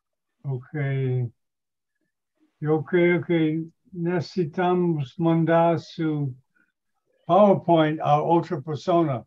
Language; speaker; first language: Spanish; non-native, learner; English